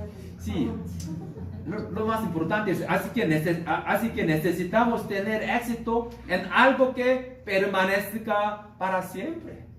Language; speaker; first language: Spanish; non-native, learner; Korean